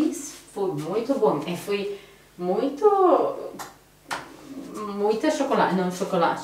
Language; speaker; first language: Portuguese; non-native, learner; Bosnian